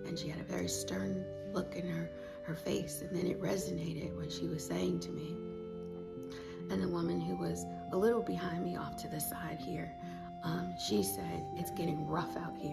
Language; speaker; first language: English; native; English